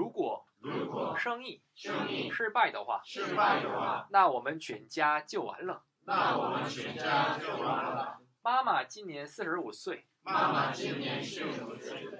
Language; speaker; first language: Chinese; non-native, fluent; Korean